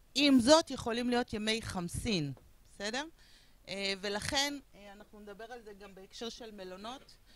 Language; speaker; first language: Hebrew; non-native, fluent; Spanish